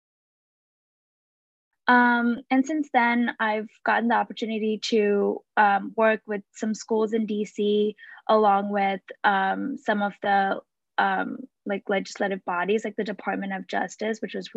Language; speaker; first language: English; non-native, local second language; Sinhala